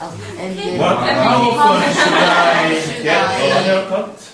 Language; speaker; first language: English; non-native, learner; Korean